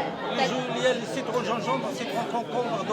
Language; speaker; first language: French; non-native, learner; Arabic